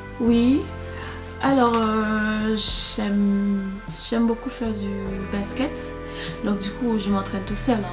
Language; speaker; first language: French; non-native, local second language; Haitian Creole